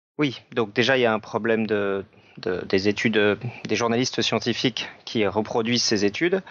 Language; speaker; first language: French; native; French